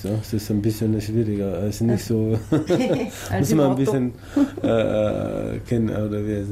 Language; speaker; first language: German; non-native, learner; Tamasheq